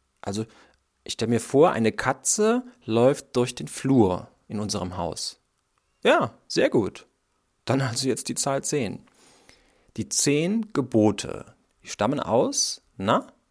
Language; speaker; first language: German; native; German